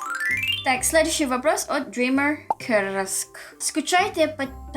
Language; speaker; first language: Russian; non-native, learner; Filipino